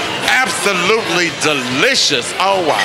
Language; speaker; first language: English; native; English